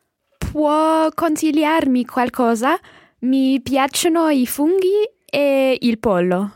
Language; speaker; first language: Italian; non-native, learner; English